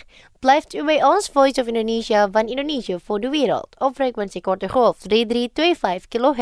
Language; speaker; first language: Dutch; non-native, fluent; Indonesian